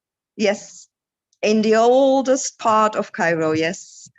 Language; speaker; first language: English; non-native, fluent; German